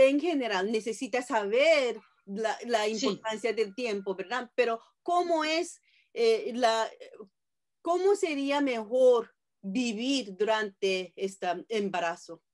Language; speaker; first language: Spanish; non-native, fluent; Japanese